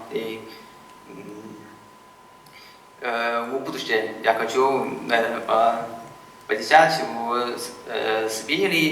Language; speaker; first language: Russian; non-native, learner; Chinese